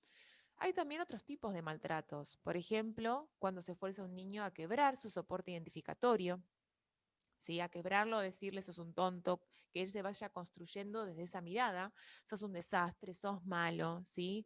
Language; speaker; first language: Spanish; native; Spanish